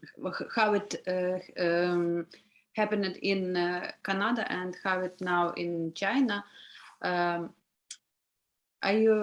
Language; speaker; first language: English; non-native, learner; Ukrainian